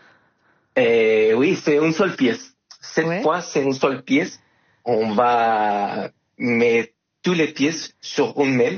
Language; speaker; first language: French; non-native, fluent; Spanish